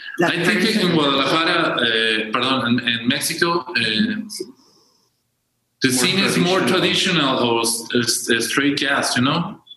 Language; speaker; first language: English; non-native, learner; Spanish